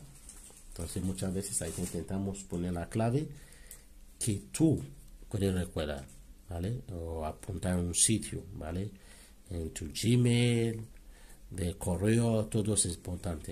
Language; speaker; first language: Spanish; non-native, learner; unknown